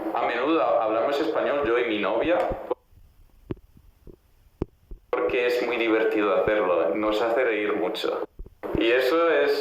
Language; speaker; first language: Spanish; non-native, fluent; Italian